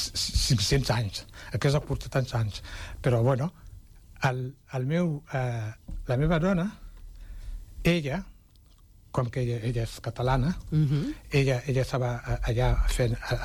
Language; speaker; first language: Catalan; non-native, fluent; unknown